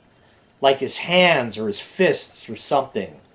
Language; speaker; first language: English; native; English